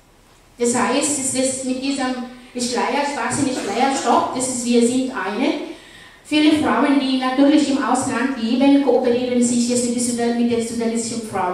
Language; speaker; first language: German; non-native, fluent; Arabic